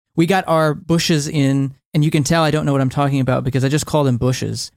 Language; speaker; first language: English; native; English